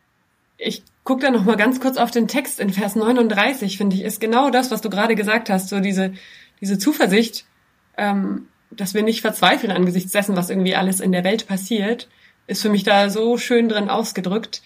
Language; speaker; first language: German; native; German